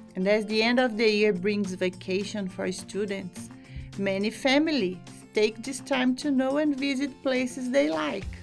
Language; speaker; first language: English; non-native, fluent; Portuguese